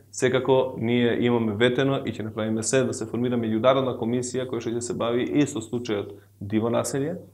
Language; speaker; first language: Macedonian; non-native, local second language; Albanian